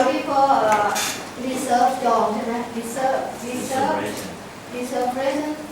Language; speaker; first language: English; non-native, learner; Thai